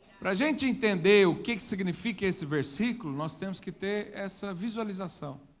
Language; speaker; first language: Portuguese; native; Portuguese